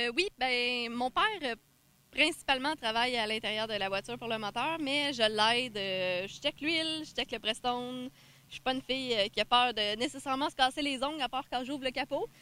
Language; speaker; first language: French; native; French